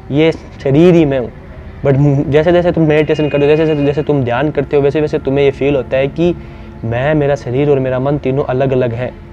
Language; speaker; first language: Hindi; native; Hindi